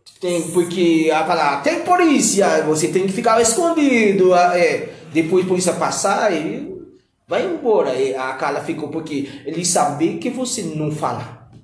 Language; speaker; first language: Portuguese; non-native, learner; Haitian Creole